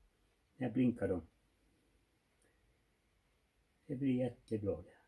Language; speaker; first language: Swedish; non-native, fluent; Finnish